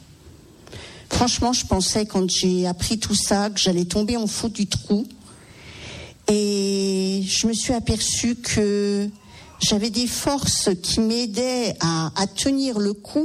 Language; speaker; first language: French; native; French